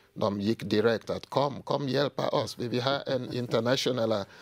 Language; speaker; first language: Swedish; non-native, fluent; Igbo